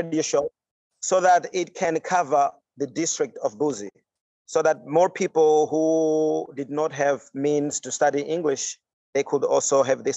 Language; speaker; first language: English; non-native, fluent; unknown